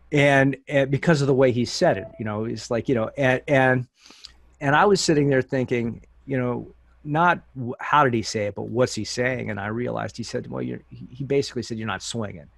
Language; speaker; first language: English; native; English